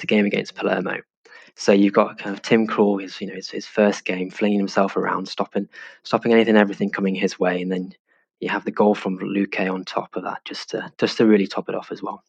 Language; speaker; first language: English; native; English